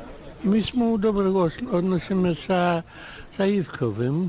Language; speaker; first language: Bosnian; non-native, learner; Russian